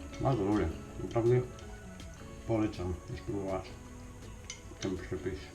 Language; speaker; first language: Polish; non-native, learner; Spanish